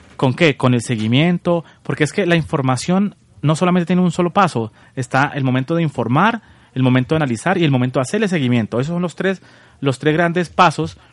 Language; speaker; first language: Spanish; native; Spanish